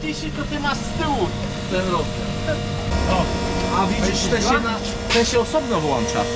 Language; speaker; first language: Polish; native; Polish